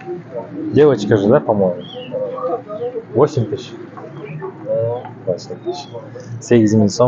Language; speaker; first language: Russian; non-native, local second language; Kyrgyz